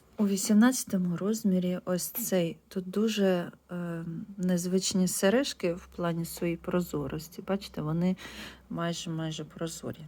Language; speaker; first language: Ukrainian; non-native, local second language; Russian